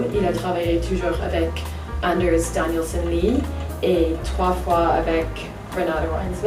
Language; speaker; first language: French; non-native, fluent; English